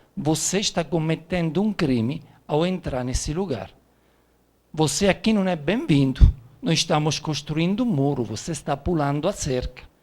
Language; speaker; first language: Portuguese; non-native, fluent; Italian